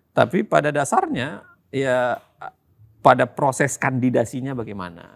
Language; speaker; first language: Indonesian; native; Indonesian